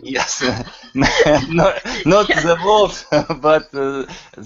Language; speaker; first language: English; non-native, learner; Russian